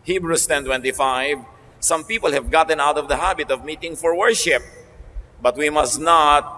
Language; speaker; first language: English; non-native, local second language; Filipino